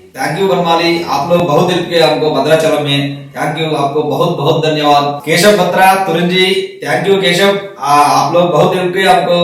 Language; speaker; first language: Hindi; non-native, local second language; Telugu